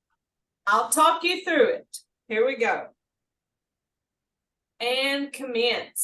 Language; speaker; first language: English; native; English